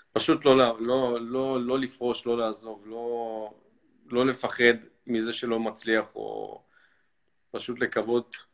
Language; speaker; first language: Hebrew; early bilingual, other home language; Russian